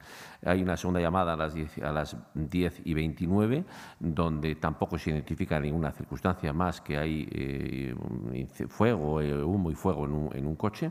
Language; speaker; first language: Spanish; native; Spanish